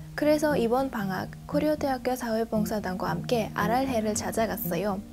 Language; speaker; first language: Korean; non-native, fluent; Uzbek